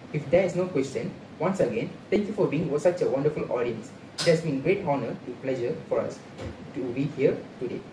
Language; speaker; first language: English; non-native, local second language; Tamil